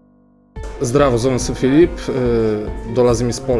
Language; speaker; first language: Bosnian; non-native, learner; Polish